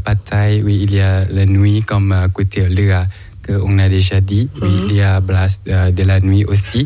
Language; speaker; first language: French; non-native, learner; Thai